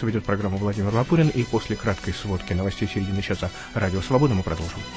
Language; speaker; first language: Russian; native; Russian